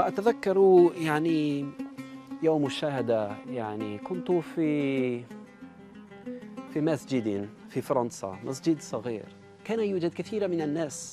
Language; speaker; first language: Arabic; non-native, fluent; French